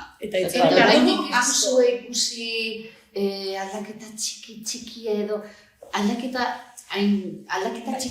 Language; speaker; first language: Basque; non-native, local second language; Spanish